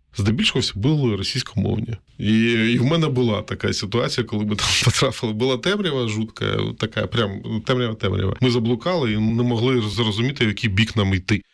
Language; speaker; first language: Ukrainian; non-native, local second language; Russian